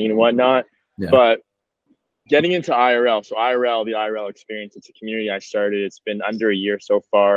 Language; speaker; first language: English; native; English